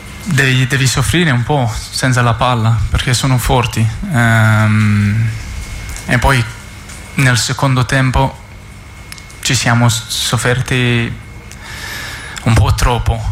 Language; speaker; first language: Italian; non-native, fluent; English